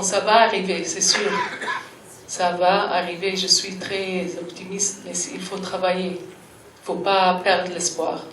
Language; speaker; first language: French; non-native, fluent; Arabic